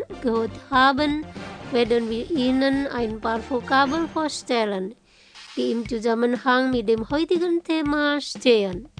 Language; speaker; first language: German; non-native, fluent; Indonesian